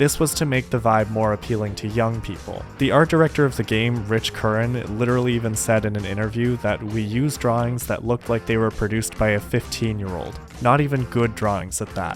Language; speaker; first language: English; native; English